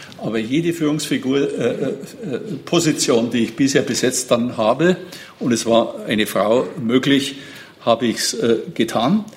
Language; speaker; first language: German; native; German